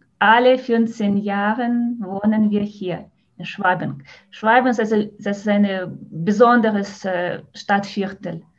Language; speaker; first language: German; non-native, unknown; Russian